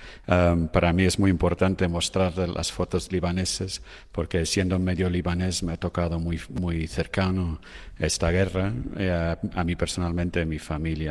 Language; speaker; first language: Spanish; non-native, fluent; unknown